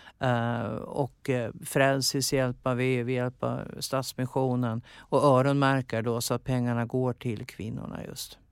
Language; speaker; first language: Swedish; native; Swedish